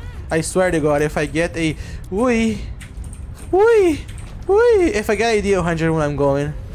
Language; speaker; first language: English; non-native, fluent; Portuguese